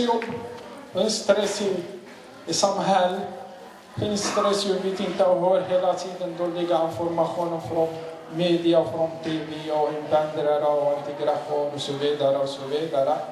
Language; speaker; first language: Swedish; non-native, learner; Arabic